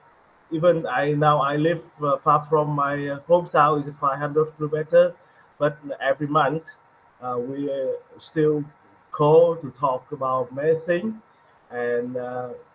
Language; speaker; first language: English; non-native, learner; Vietnamese